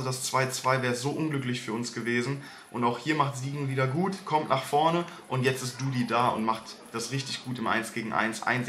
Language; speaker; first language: German; native; German